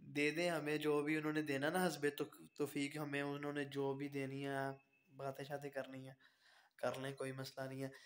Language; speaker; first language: Urdu; native; Urdu